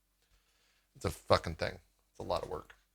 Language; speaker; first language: English; native; English